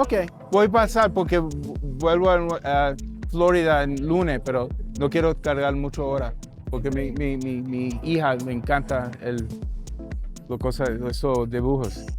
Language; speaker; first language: Spanish; non-native, learner; English